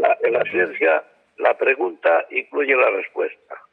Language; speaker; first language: Spanish; native; Spanish